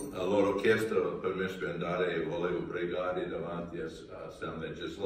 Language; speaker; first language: Italian; non-native, learner; English